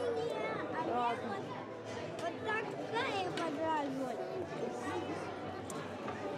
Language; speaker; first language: Russian; early bilingual, heritage; Russian